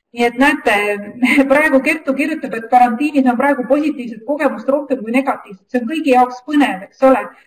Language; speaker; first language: Estonian; native; Estonian